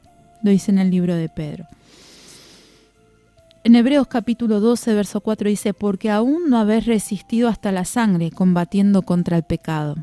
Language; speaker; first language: Spanish; native; Spanish